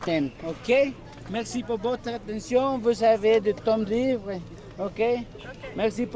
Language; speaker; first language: French; non-native, fluent; Spanish